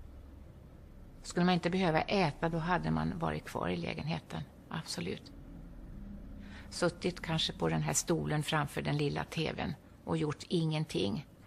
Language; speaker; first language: Swedish; native; Swedish